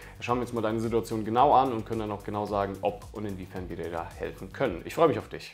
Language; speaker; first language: German; native; German